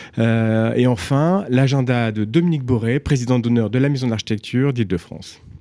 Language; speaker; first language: French; native; French